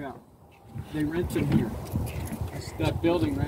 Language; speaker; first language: English; native; English